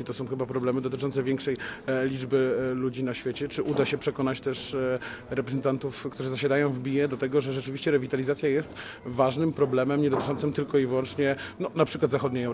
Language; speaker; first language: Polish; native; Polish